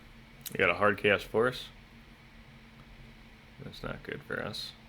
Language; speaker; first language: English; native; English